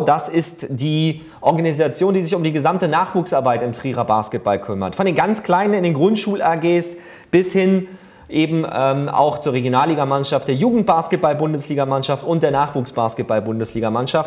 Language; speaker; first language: German; native; German